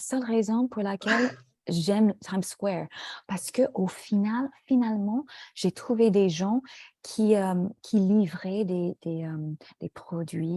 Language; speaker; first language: French; non-native, fluent; English